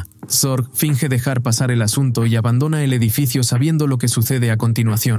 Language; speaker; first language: Spanish; native; Spanish